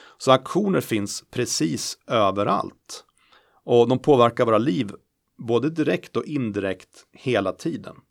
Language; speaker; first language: Swedish; native; Swedish